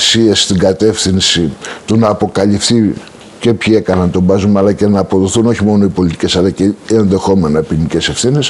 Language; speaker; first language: Greek; native; Greek